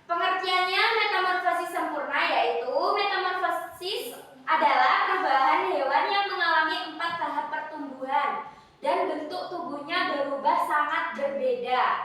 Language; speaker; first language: Indonesian; native; Indonesian